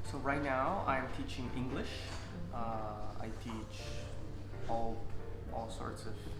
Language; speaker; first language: English; non-native, fluent; Portuguese